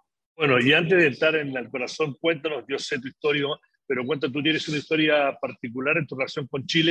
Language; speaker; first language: Spanish; native; Spanish